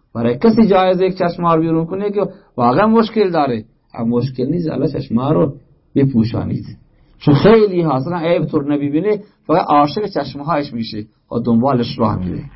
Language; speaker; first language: Persian; native; Persian